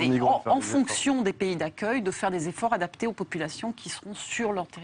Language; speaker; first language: French; native; French